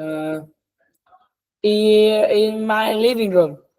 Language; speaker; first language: English; non-native, learner; Vietnamese